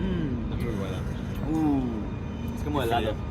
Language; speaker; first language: Spanish; non-native, fluent; English